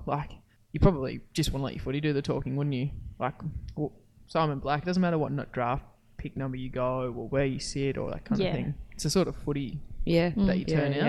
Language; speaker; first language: English; native; English